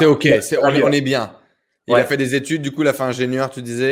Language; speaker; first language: French; native; French